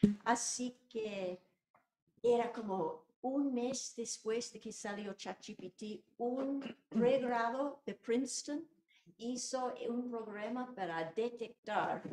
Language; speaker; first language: Spanish; non-native, fluent; English